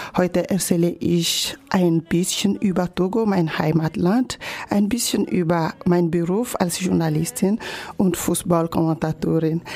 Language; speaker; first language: German; non-native, learner; Ewe